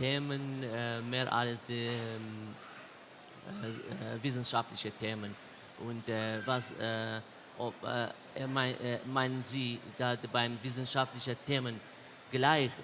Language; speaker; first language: German; non-native, learner; Central Kurdish